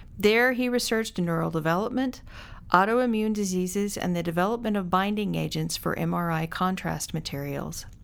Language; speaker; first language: English; native; English